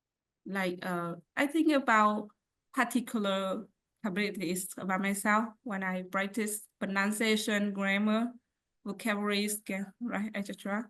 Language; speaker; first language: English; non-native, learner; Vietnamese